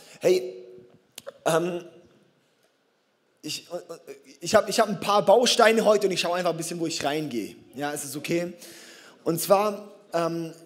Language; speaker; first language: German; native; German